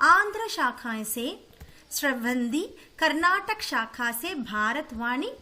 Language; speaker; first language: Hindi; non-native, local second language; Tamil